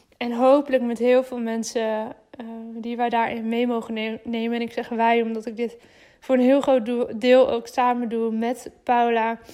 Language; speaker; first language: Dutch; native; Dutch